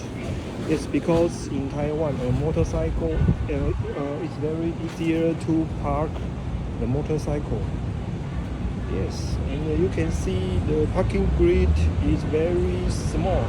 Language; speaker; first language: English; non-native, learner; Chinese